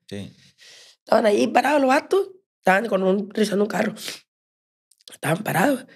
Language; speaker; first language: Spanish; native; Spanish